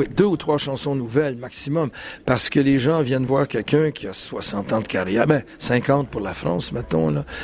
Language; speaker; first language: French; native; French